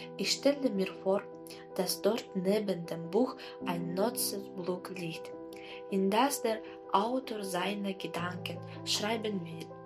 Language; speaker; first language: German; non-native, learner; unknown